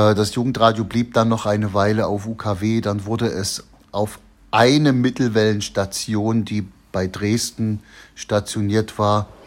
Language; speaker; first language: German; native; German